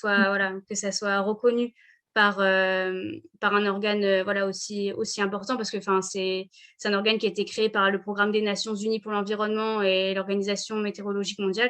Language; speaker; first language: French; native; French